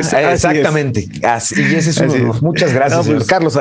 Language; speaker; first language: Spanish; native; Spanish